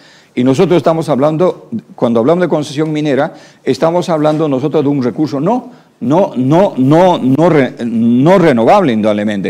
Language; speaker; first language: Spanish; native; Spanish